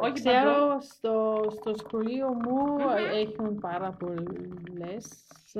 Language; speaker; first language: Greek; non-native, learner; German